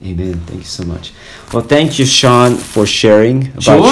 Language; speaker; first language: English; non-native, fluent; Korean